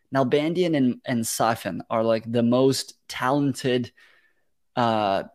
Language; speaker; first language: English; early bilingual, other home language; Russian